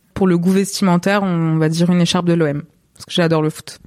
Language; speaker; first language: French; native; French